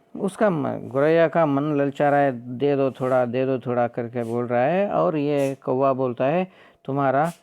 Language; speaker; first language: Hindi; non-native, local second language; Kannada